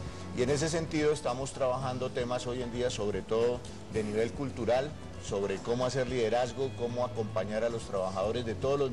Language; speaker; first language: Spanish; native; Spanish